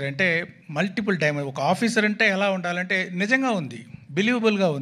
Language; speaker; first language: Telugu; non-native, local second language; Tamil